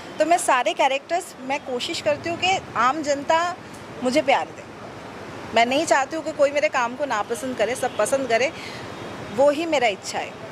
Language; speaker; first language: Hindi; non-native, local second language; Bangla